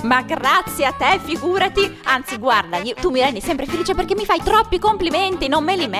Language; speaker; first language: Italian; native; Italian